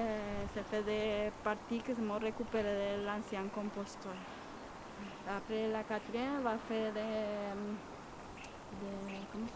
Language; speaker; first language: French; non-native, learner; Spanish